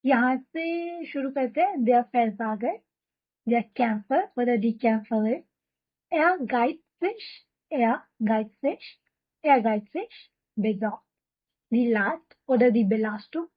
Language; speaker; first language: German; non-native, fluent; Hindi